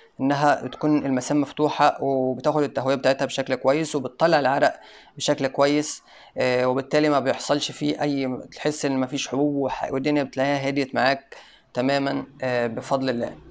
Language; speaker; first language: Arabic; native; Arabic